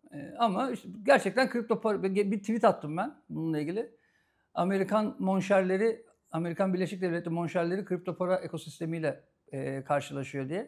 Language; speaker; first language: Turkish; native; Turkish